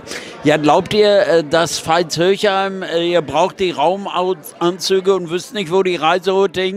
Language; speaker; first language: German; native; German